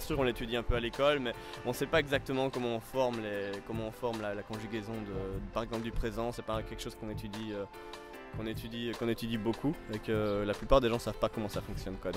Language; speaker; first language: French; native; French